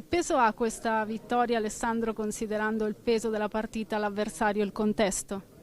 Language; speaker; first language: Italian; native; Italian